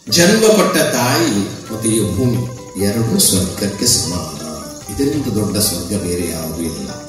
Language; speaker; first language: Kannada; non-native, local second language; Tulu